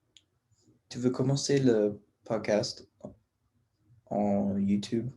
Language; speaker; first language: French; non-native, learner; English